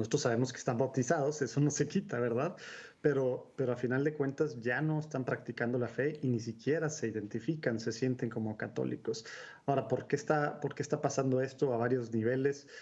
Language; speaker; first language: Spanish; native; Spanish